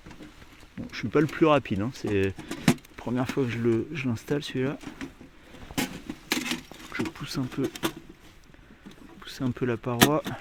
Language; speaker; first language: French; native; French